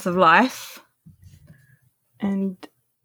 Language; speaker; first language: English; non-native, fluent; Swedish